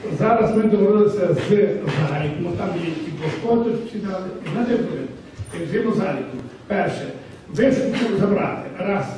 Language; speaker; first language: Ukrainian; native; Ukrainian